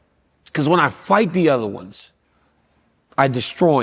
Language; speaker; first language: English; native; English